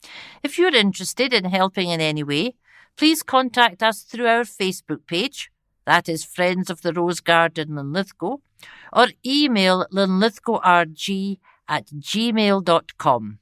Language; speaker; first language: English; native; English